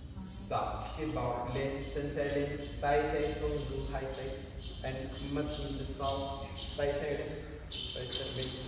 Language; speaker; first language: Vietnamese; non-native, learner; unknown